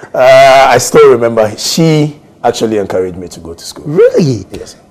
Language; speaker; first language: English; non-native, local second language; Akan